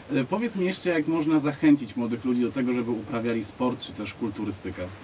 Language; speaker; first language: Polish; native; Polish